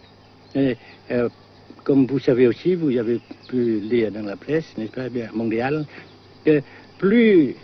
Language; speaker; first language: French; non-native, fluent; Vietnamese